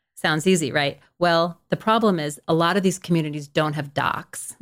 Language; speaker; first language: English; native; English